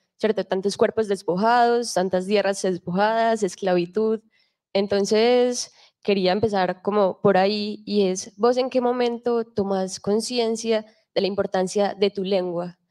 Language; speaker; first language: Spanish; native; Spanish